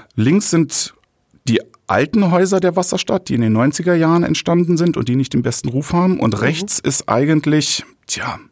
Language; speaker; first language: German; native; German